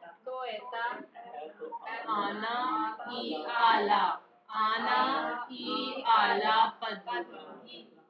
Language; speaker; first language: Russian; non-native, learner; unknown